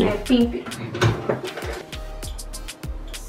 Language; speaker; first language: Korean; non-native, learner; Spanish